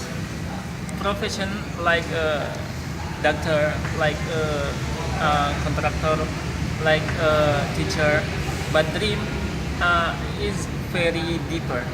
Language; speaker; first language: English; non-native, learner; Indonesian